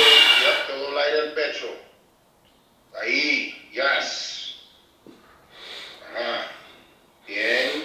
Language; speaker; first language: Spanish; early bilingual, heritage; Spanish